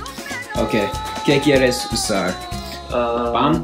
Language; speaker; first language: Spanish; non-native, learner; English